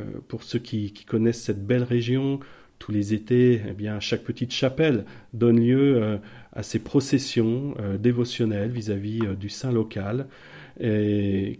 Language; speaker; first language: French; native; French